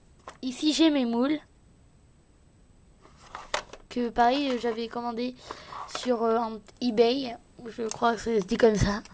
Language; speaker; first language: French; native; French